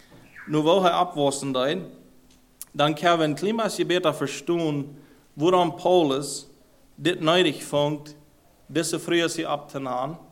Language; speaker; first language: Dutch; non-native, learner; German